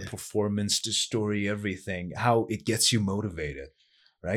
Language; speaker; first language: English; non-native, fluent; Persian